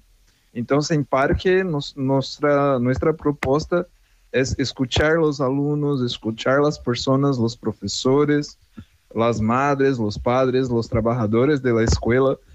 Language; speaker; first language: Spanish; non-native, fluent; Portuguese